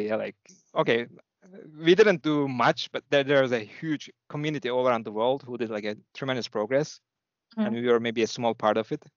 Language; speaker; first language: English; non-native, fluent; Turkish